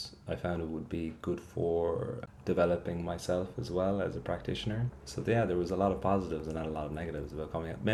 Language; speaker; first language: English; native; English